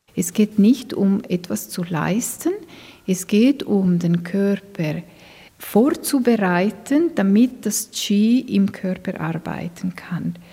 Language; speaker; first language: German; non-native, fluent; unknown